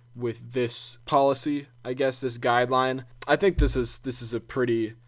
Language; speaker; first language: English; native; English